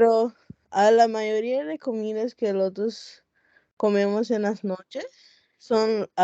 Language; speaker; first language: Spanish; non-native, local second language; English